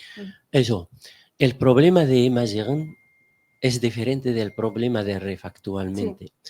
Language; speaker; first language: Spanish; non-native, fluent; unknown